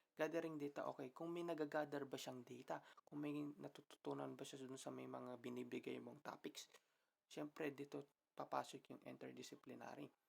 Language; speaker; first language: Filipino; non-native, local second language; Iloko